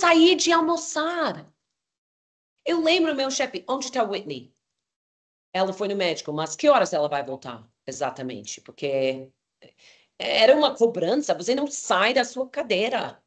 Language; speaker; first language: Portuguese; non-native, fluent; English